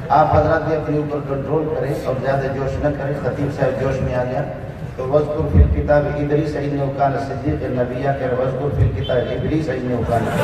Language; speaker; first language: Urdu; non-native, local second language; Brahui